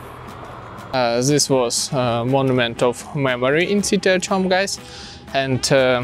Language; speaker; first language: English; non-native, learner; Russian